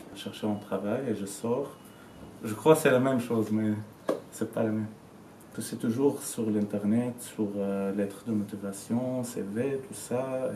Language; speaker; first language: French; non-native, learner; Arabic